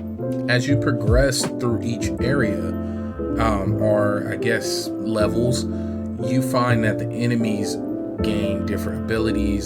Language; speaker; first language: English; native; English